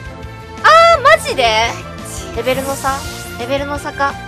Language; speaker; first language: Japanese; native; Japanese